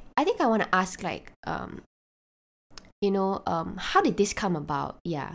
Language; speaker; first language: English; non-native, local second language; Chinese